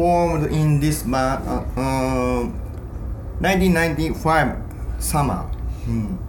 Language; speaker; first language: English; non-native, learner; Japanese